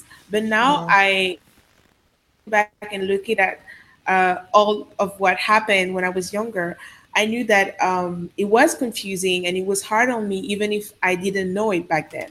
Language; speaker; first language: English; non-native, fluent; Sango